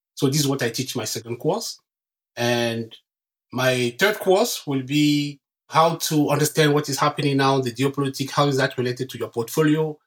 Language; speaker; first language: English; non-native, local second language; French